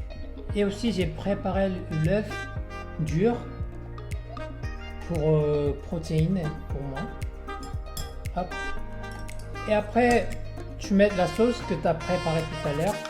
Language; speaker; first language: French; non-native, learner; Korean